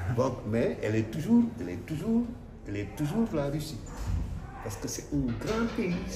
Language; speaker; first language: French; non-native, local second language; Wolof